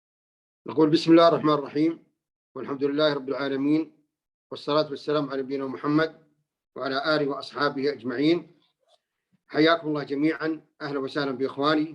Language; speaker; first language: Arabic; native; Arabic